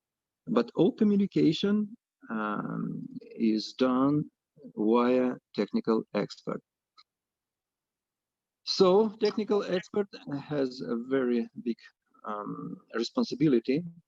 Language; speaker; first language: English; non-native, fluent; Russian